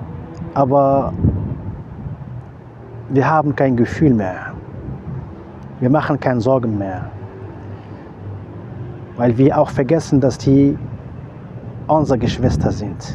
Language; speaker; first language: German; non-native, fluent; Arabic